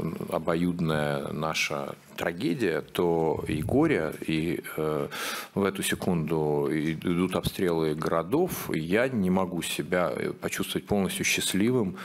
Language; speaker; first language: Russian; native; Russian